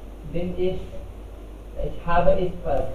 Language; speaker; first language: German; non-native, learner; Hindi